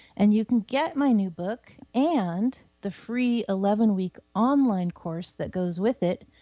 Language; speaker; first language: English; native; English